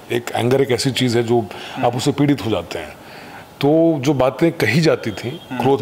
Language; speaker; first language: Hindi; native; Hindi